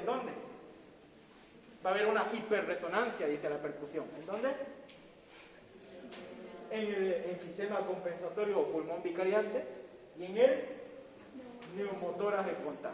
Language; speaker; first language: Spanish; native; Spanish